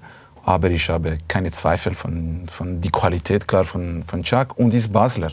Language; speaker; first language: German; non-native, fluent; Italian